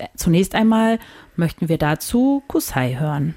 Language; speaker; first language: German; native; German